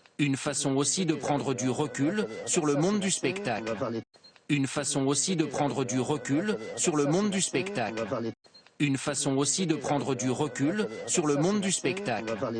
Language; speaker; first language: French; native; French